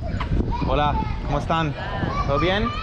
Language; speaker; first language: Spanish; non-native, fluent; English